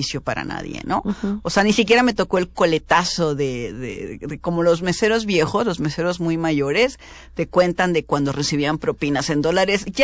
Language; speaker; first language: Spanish; native; Spanish